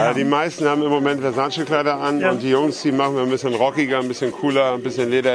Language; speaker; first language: German; native; German